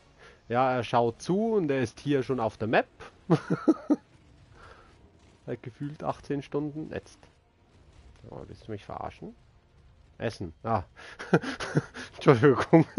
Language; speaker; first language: German; native; German